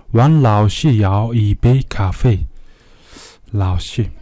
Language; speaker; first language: Chinese; non-native, fluent; Mongolian